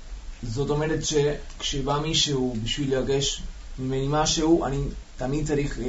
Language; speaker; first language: Hebrew; non-native, learner; Spanish